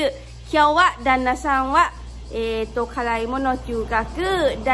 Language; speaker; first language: Japanese; non-native, learner; Lao